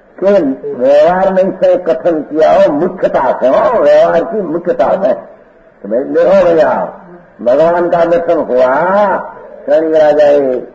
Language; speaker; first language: Hindi; non-native, local second language; Gujarati